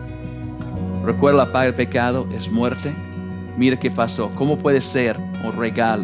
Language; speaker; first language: Spanish; non-native, fluent; English